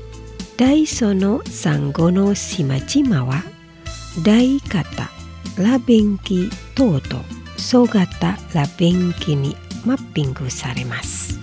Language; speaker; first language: Japanese; non-native, fluent; Indonesian